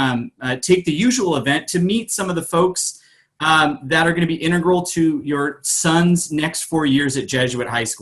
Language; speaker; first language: English; native; English